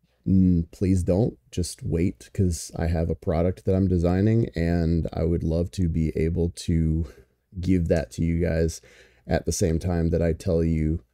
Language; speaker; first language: English; native; English